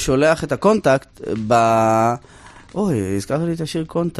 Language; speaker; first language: Hebrew; native; Hebrew